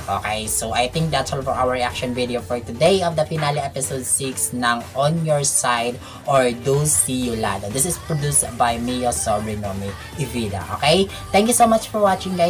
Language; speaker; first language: English; non-native, local second language; Filipino